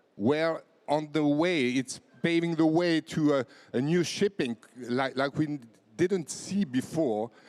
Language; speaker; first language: English; non-native, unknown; French